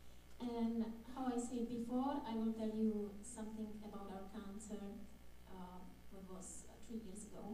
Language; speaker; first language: English; non-native, fluent; Czech